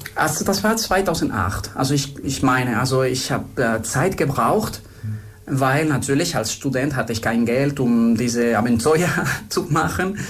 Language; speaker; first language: German; non-native, fluent; Spanish